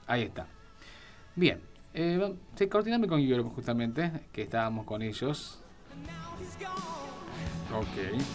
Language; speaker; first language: Spanish; native; Spanish